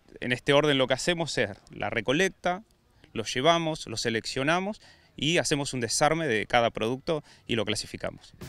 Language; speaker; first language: Spanish; native; Spanish